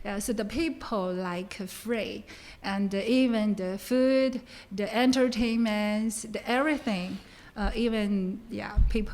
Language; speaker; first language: English; non-native, learner; Chinese